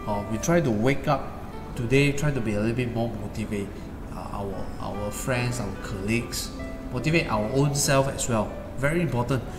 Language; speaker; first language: English; non-native, local second language; Chinese